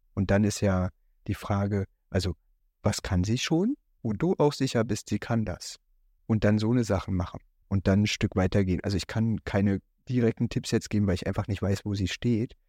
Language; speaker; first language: German; native; German